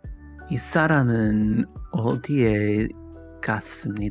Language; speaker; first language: Korean; non-native, learner; English